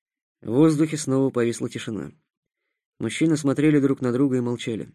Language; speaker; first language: Russian; native; Russian